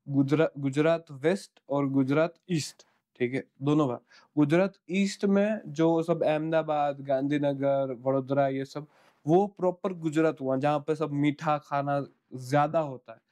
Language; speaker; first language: Hindi; non-native, local second language; Gujarati